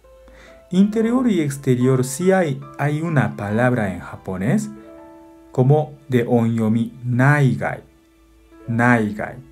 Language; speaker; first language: Spanish; non-native, fluent; Japanese